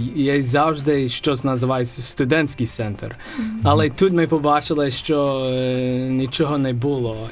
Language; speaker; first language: Ukrainian; non-native, learner; English